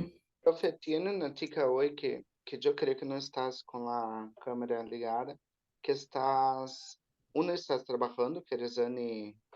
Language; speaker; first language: Spanish; non-native, learner; Portuguese